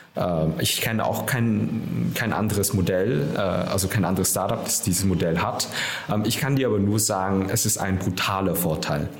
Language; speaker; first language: German; early bilingual, other home language; Vietnamese